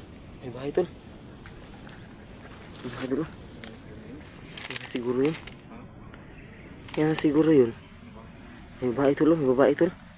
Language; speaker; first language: Filipino; non-native, local second language; Cebuano